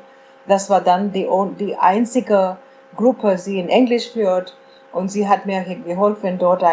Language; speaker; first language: German; non-native, fluent; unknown